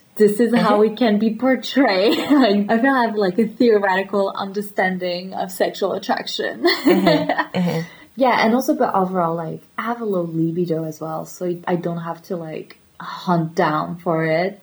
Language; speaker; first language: English; non-native, fluent; French